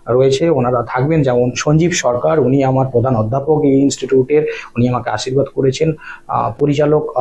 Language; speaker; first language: Bangla; native; Bangla